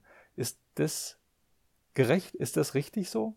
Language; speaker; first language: German; native; German